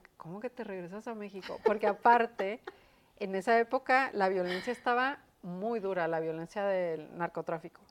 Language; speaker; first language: Spanish; native; Spanish